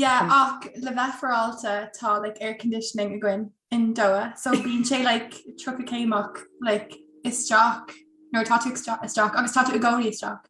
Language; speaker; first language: Irish; non-native, local second language; English